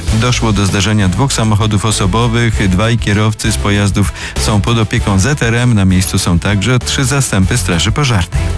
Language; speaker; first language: Polish; native; Polish